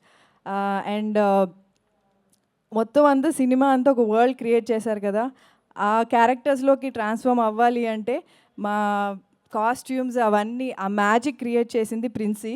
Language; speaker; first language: Telugu; native; Telugu